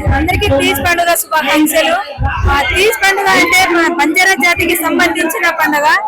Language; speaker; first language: Telugu; non-native, local second language; Lambadi